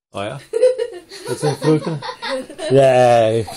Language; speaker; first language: Spanish; non-native, learner; English